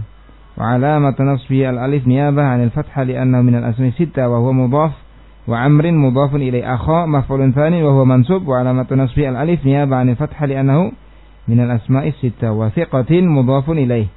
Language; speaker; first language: Arabic; non-native, fluent; Indonesian